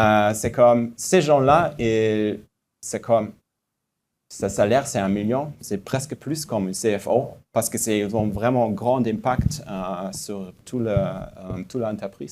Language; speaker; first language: French; non-native, fluent; German